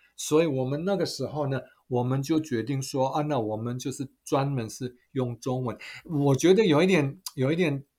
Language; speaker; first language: Chinese; non-native, fluent; German